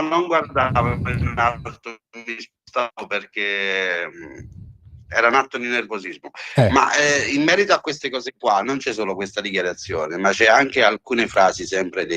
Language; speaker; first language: Italian; native; Italian